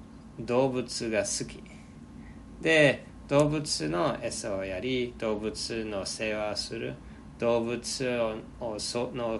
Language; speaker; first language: Japanese; non-native, fluent; English